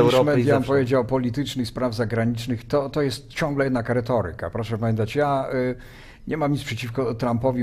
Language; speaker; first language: Polish; native; Polish